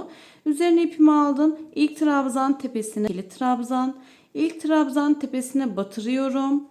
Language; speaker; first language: Turkish; native; Turkish